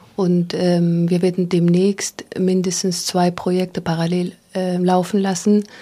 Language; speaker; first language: German; non-native, fluent; Pashto